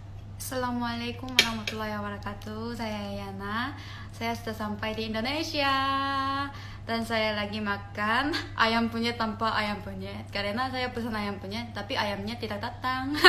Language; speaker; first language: Indonesian; non-native, learner; Korean